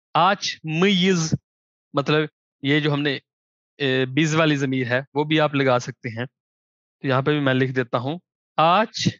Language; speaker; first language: Urdu; non-native, local second language; Punjabi